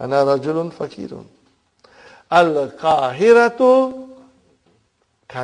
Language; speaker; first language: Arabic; non-native, fluent; Urdu